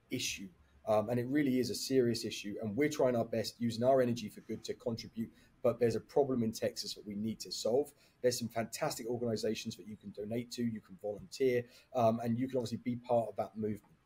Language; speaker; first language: English; native; English